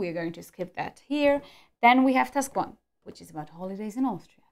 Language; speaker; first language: English; non-native, fluent; German